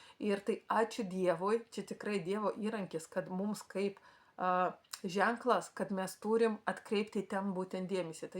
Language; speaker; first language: Lithuanian; non-native, local second language; Russian